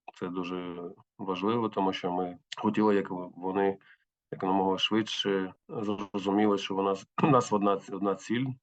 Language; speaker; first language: Ukrainian; non-native, local second language; Russian